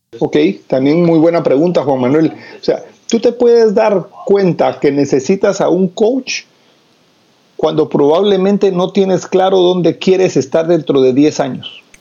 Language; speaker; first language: Spanish; native; Spanish